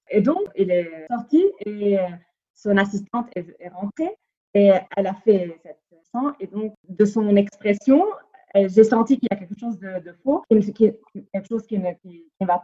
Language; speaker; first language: French; non-native, fluent; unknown